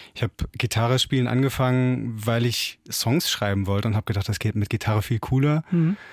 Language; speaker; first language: German; native; German